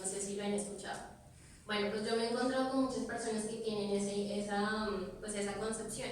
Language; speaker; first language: Spanish; native; Spanish